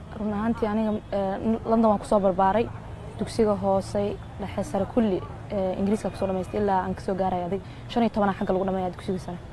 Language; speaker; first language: Somali; early bilingual, heritage; Somali